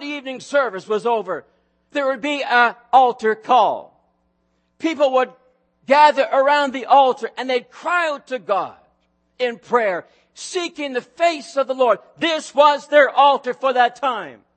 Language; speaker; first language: English; native; English